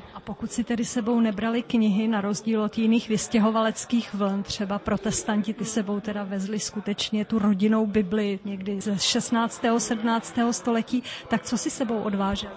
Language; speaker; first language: Czech; native; Czech